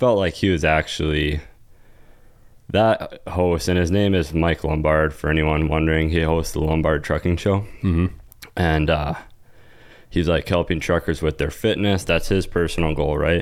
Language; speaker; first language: English; native; English